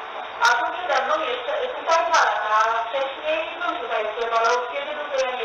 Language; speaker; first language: Polish; native; Polish